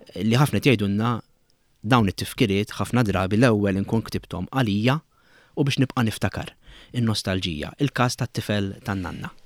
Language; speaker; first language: Maltese; native; Maltese